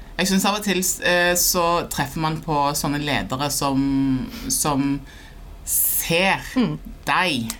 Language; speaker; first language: Norwegian; early bilingual, other home language; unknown